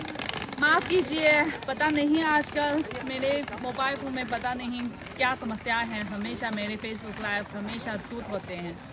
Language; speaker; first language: Hindi; non-native, fluent; Chinese